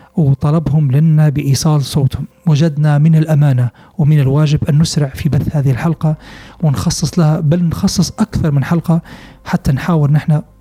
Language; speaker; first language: Arabic; native; Arabic